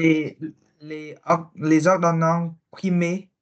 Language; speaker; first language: French; non-native, learner; Vietnamese